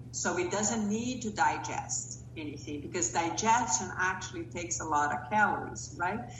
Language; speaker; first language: English; non-native, fluent; Portuguese